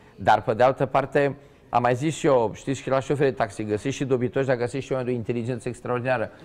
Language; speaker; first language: Romanian; native; Romanian